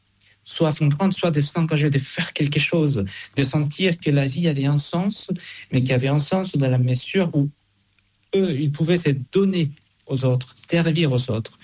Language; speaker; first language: French; non-native, fluent; Spanish